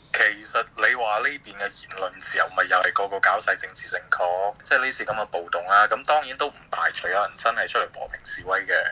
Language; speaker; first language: Cantonese; native; Cantonese